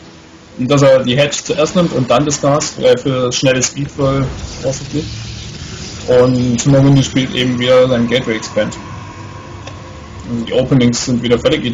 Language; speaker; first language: German; native; German